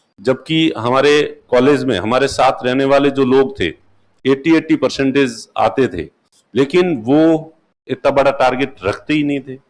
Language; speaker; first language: Hindi; non-native, local second language; Marwari